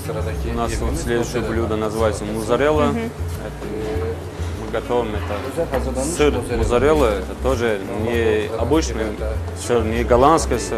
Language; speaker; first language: Russian; non-native, learner; Turkish